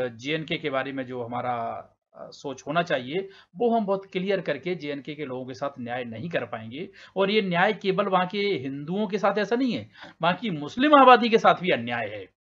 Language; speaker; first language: Hindi; native; Hindi